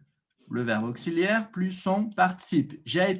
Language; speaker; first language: French; non-native, fluent; Portuguese